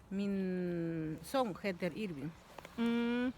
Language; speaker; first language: Swedish; non-native, learner; Thai